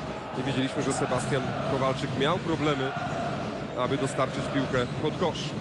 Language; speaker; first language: Polish; native; Polish